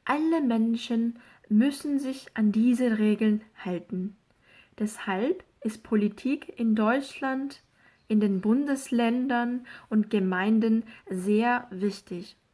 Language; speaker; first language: German; non-native, fluent; Korean